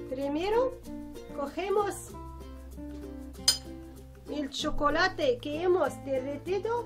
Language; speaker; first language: Spanish; non-native, fluent; Arabic